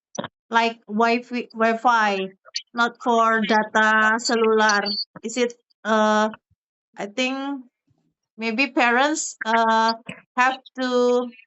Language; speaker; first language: English; non-native, learner; Indonesian